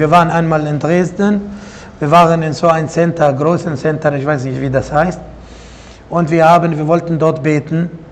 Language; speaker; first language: German; non-native, fluent; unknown